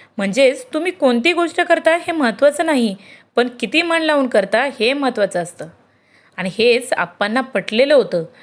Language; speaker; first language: Marathi; native; Marathi